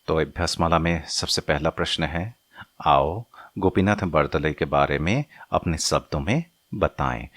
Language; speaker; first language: Hindi; non-native, local second language; Assamese